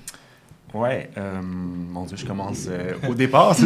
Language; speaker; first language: French; native; French